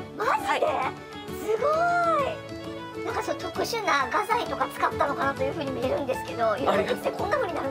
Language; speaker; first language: Japanese; native; Japanese